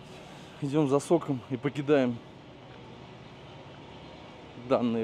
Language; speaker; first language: Russian; native; Russian